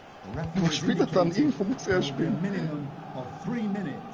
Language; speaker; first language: German; native; German